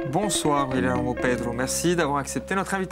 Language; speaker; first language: French; native; French